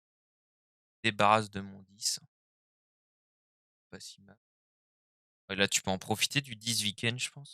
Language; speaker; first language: French; native; French